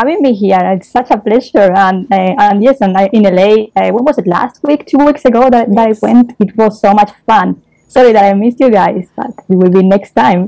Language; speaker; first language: English; non-native, fluent; Spanish